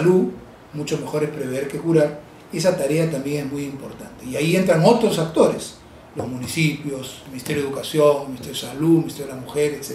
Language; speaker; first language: Spanish; native; Spanish